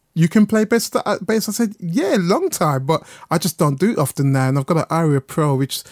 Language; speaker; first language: English; native; English